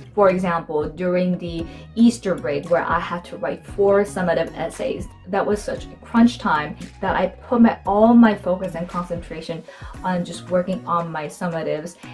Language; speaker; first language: English; non-native, fluent; Korean